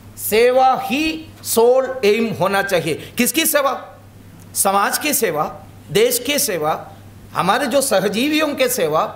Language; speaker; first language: Hindi; non-native, local second language; Malayalam